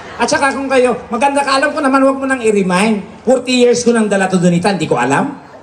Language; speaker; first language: Filipino; non-native, local second language; Hiligaynon